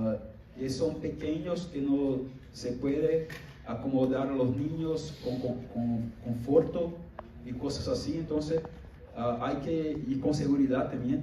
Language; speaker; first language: Spanish; non-native, fluent; Portuguese